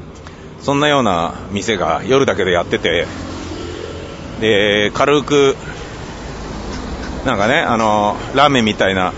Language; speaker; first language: Japanese; native; Japanese